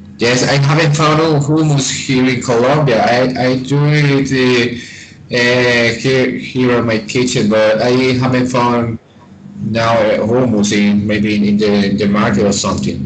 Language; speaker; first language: English; non-native, fluent; Spanish